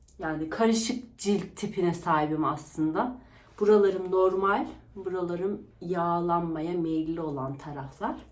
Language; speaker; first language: Turkish; early bilingual, heritage; Turkish